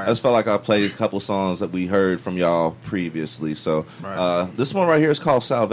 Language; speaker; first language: English; native; English